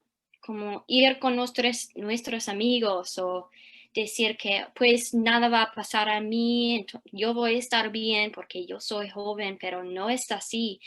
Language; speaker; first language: Spanish; early bilingual, heritage; English